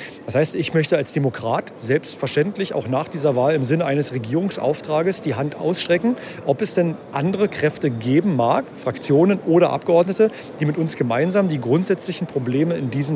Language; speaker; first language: German; native; German